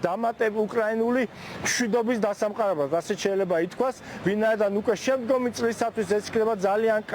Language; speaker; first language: Georgian; native; Georgian